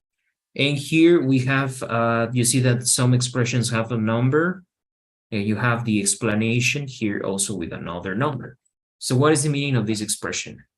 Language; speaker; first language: English; non-native, fluent; Spanish